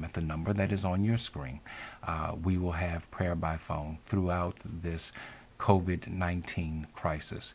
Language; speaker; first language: English; native; English